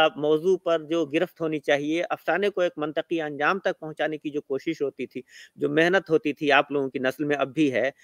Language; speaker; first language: Urdu; native; Urdu